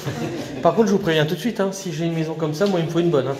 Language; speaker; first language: French; native; French